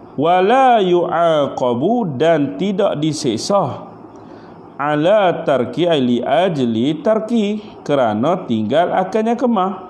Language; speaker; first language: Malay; native; Malay